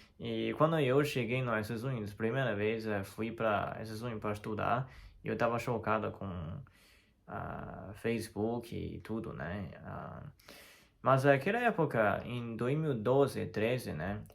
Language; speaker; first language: Portuguese; non-native, fluent; Chinese